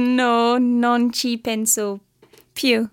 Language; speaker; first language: Italian; non-native, learner; English